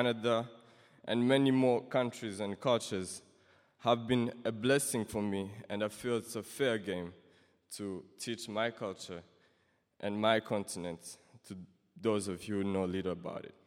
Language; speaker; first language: English; non-native, local second language; Kinyarwanda